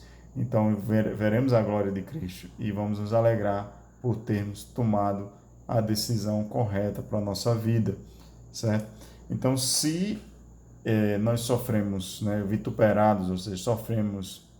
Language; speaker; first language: Portuguese; native; Portuguese